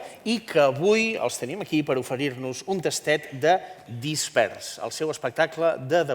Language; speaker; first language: Catalan; native; Catalan